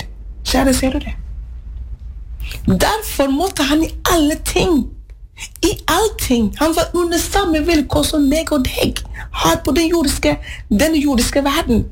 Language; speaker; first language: Norwegian; non-native, fluent; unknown